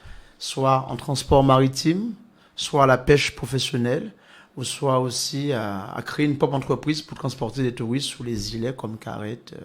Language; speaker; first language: French; native; French